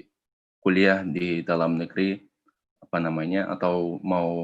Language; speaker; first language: Indonesian; non-native, fluent; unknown